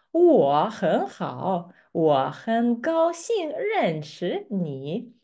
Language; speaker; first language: Chinese; non-native, fluent; Latvian